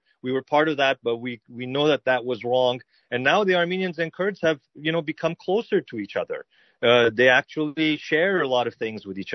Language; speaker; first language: English; native; English